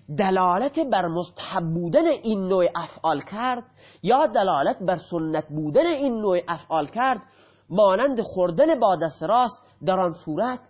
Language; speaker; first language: Persian; native; Persian